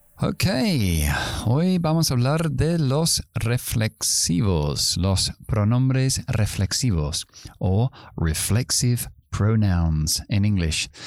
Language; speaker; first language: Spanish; non-native, fluent; English